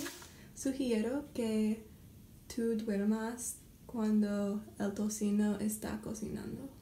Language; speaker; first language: Spanish; non-native, learner; English